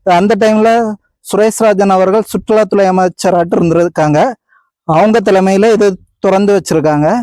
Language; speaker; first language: Tamil; native; Tamil